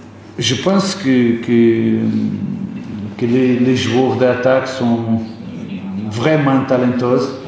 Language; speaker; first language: French; non-native, learner; Portuguese